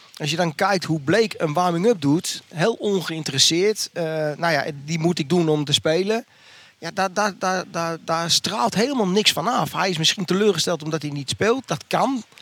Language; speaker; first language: Dutch; native; Dutch